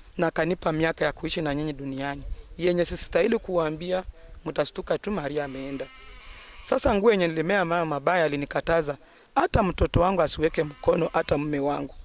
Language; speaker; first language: Swahili; non-native, local second language; Luyia